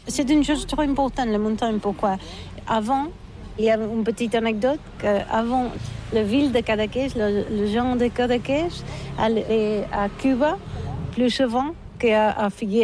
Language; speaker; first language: French; non-native, learner; Catalan